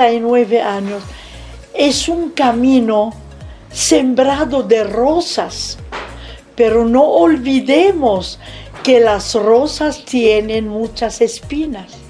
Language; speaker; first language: Spanish; non-native, fluent; Arabic